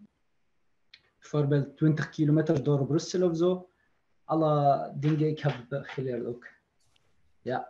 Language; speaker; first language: Dutch; non-native, learner; Arabic